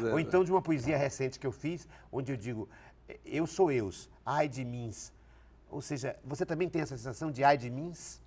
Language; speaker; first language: Portuguese; native; Portuguese